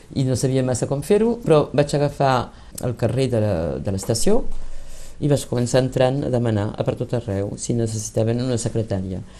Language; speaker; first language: Catalan; early bilingual, heritage; Catalan